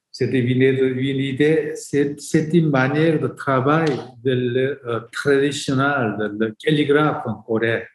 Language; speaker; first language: French; non-native, fluent; Korean